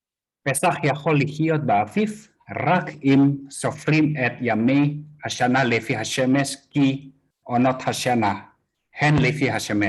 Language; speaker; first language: Hebrew; non-native, learner; Indonesian